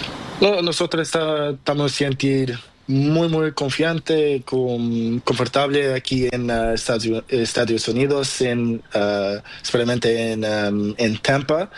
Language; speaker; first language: Spanish; non-native, learner; Portuguese